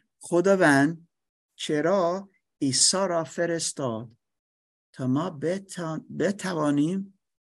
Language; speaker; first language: Persian; non-native, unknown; English